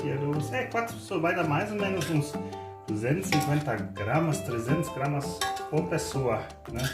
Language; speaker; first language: Portuguese; non-native, learner; German